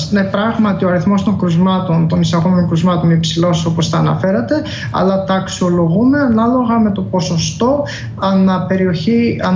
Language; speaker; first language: Greek; native; Greek